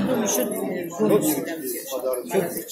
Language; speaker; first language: Russian; non-native, local second language; Georgian